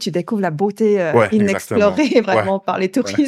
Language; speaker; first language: French; native; French